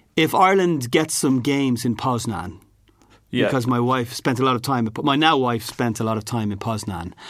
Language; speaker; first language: English; native; English